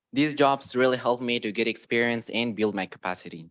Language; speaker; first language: English; non-native, fluent; Persian